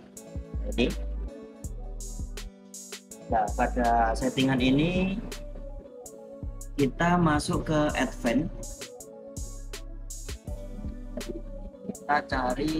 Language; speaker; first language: Indonesian; native; Indonesian